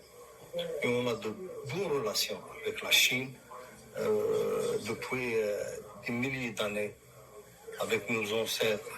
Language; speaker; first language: French; non-native, local second language; Arabic